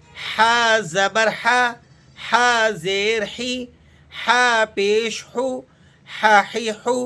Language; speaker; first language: Urdu; native; Urdu